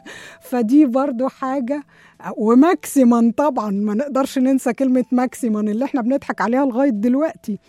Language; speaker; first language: Arabic; native; Arabic